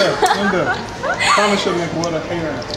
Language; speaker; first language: Chinese; non-native, learner; English